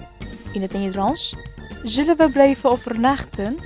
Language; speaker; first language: Dutch; non-native, learner; Indonesian